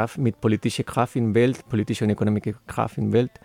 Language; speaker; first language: German; non-native, learner; Spanish